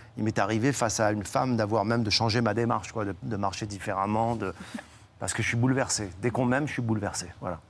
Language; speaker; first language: French; native; French